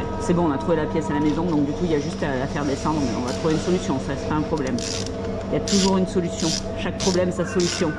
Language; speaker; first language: French; native; French